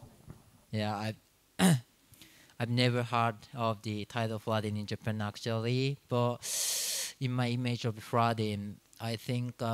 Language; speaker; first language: English; non-native, learner; Japanese